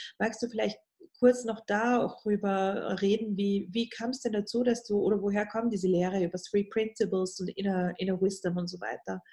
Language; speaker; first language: German; native; German